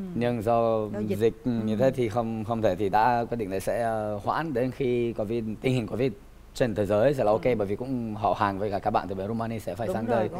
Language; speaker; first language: Vietnamese; non-native, fluent; Romanian